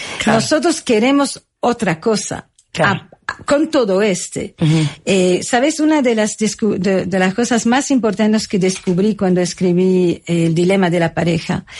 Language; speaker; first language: Spanish; non-native, fluent; French